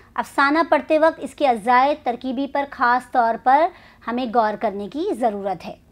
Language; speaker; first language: Hindi; non-native, local second language; Urdu